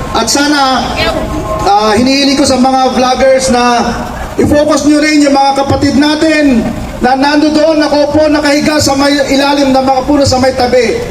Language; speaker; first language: Filipino; non-native, local second language; Iloko